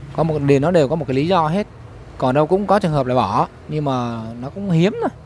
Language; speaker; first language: Vietnamese; native; Vietnamese